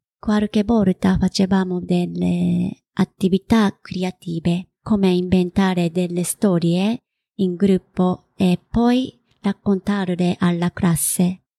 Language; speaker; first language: Italian; non-native, fluent; Japanese